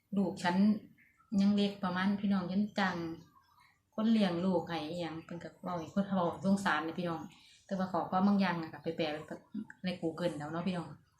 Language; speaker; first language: Thai; native; Thai